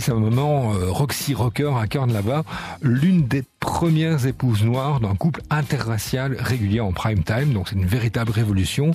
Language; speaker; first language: French; native; French